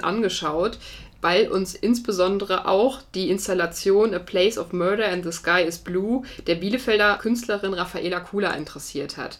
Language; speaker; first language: German; native; German